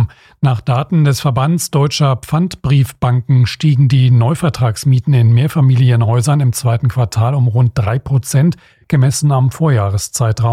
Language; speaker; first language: German; native; German